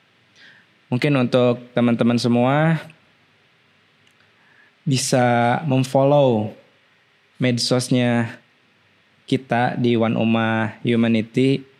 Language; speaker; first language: Indonesian; non-native, local second language; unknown